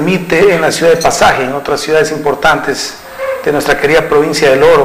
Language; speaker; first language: Spanish; native; Spanish